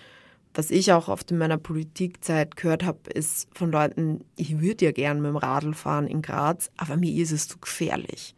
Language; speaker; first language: German; native; German